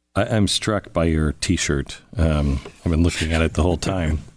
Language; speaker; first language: English; native; English